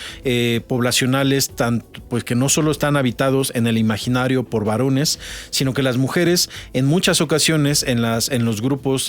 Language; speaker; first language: Spanish; native; Spanish